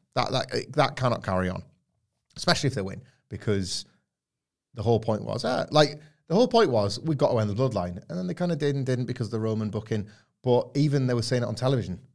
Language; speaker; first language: English; native; English